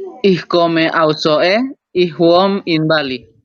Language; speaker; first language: German; non-native, learner; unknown